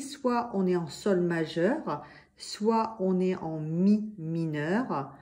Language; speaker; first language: French; native; French